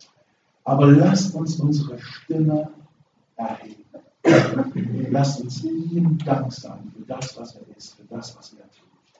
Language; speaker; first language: German; native; German